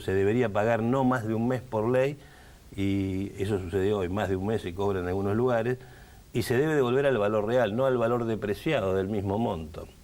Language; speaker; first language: Spanish; native; Spanish